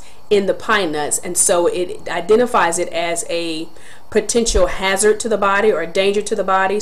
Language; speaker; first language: English; native; English